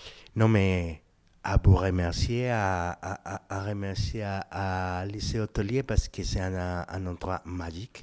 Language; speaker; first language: French; non-native, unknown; Spanish